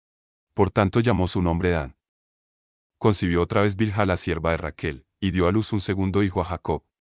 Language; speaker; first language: Spanish; native; Spanish